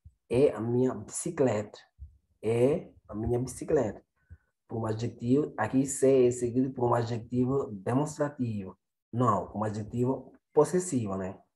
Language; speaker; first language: Portuguese; non-native, fluent; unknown